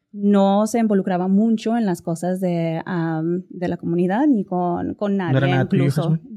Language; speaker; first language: Spanish; early bilingual, heritage; Spanish